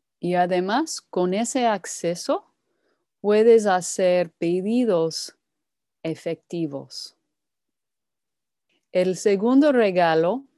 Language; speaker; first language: Spanish; non-native, fluent; English